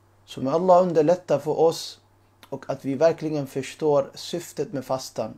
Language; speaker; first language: Swedish; early bilingual, other home language; Urdu